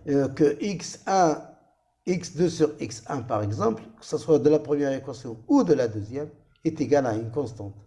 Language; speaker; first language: French; non-native, local second language; Arabic